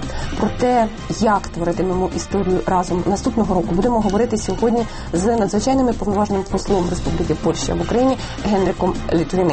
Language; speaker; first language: Ukrainian; native; Ukrainian